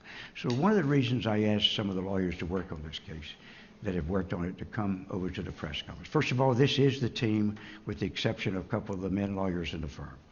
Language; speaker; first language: English; native; English